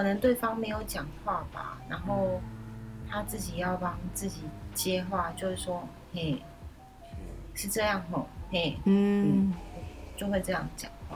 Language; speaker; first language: Chinese; native; Chinese